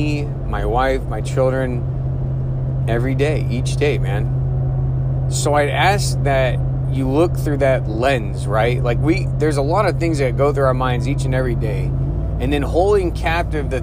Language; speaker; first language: English; native; English